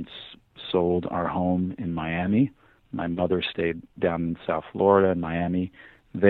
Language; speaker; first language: English; native; English